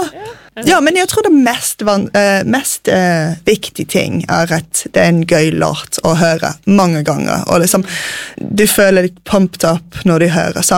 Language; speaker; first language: Norwegian; non-native, fluent; English